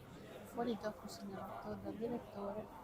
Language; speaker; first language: Italian; native; Italian